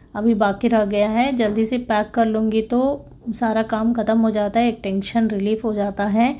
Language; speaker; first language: Hindi; non-native, local second language; Telugu